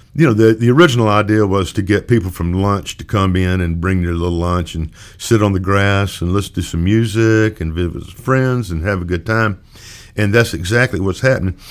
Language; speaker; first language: English; native; English